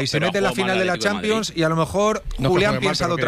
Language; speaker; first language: Spanish; native; Spanish